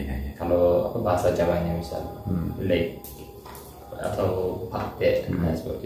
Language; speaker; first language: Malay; non-native, learner; Turkish